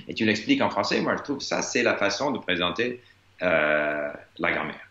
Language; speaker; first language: French; non-native, fluent; English